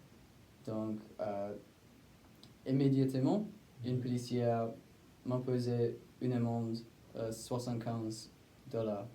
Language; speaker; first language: French; non-native, learner; English